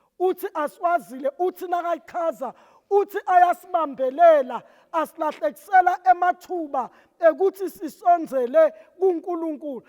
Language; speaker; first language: Zulu; non-native, local second language; Swati